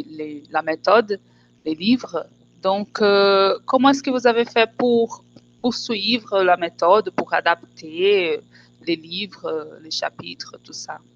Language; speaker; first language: French; non-native, fluent; Portuguese